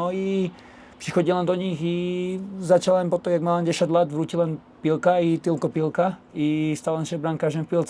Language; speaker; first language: Polish; non-native, learner; Slovak